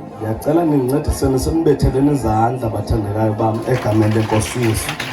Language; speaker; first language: Zulu; non-native, local second language; Xhosa